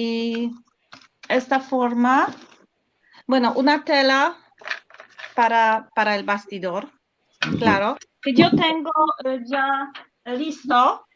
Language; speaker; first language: Spanish; non-native, learner; Polish